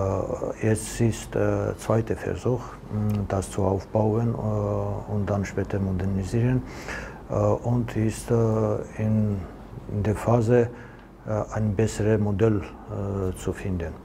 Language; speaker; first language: German; non-native, learner; Georgian